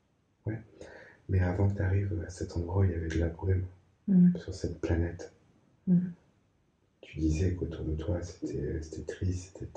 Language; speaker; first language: French; native; French